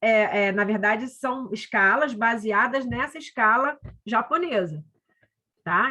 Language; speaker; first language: Portuguese; native; Portuguese